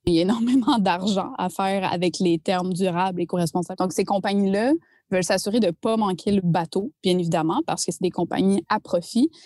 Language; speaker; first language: French; native; French